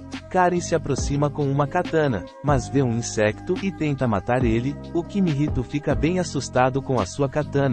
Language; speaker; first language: Portuguese; native; Portuguese